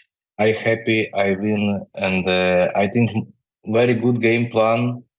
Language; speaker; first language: English; non-native, learner; Ukrainian